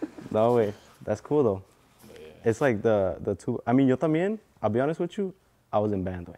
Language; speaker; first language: English; native; English